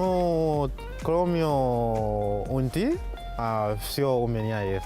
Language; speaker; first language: Russian; non-native, learner; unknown